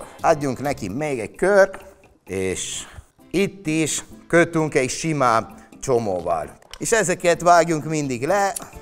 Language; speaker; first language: Hungarian; non-native, fluent; Italian